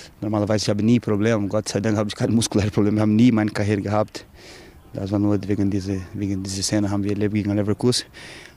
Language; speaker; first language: German; non-native, fluent; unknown